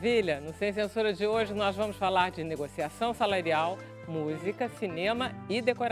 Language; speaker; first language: Portuguese; native; Portuguese